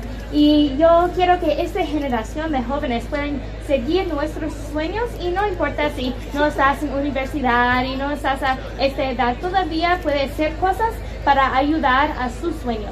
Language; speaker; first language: Spanish; non-native, learner; English